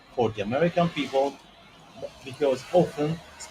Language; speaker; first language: English; non-native, learner; Italian